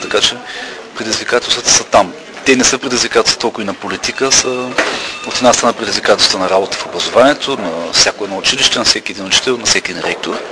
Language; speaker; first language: Bulgarian; native; Bulgarian